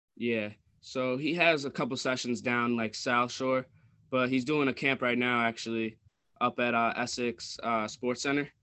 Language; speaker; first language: English; native; English